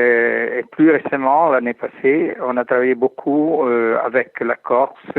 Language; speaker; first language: French; non-native, fluent; Italian